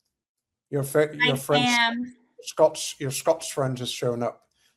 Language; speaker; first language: English; native; English